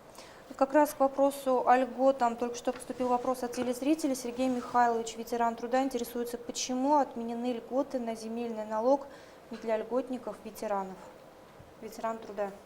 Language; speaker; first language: Russian; native; Russian